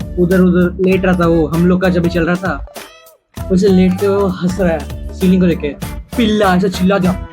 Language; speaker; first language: Hindi; non-native, local second language; Malayalam